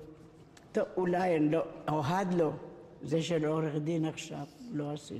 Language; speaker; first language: Hebrew; non-native, fluent; Spanish